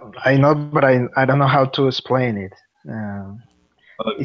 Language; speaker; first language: English; non-native, learner; Spanish